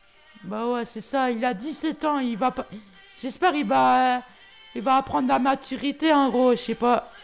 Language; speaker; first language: French; native; French